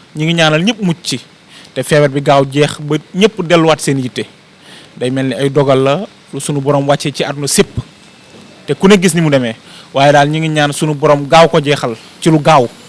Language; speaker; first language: Wolof; native; Wolof